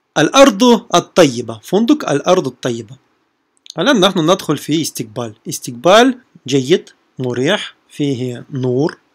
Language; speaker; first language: Arabic; non-native, fluent; Russian